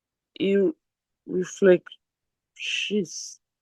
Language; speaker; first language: French; non-native, learner; English